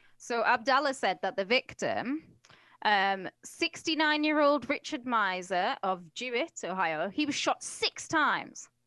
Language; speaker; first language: English; native; English